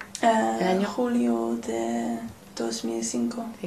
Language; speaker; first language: Spanish; non-native, learner; English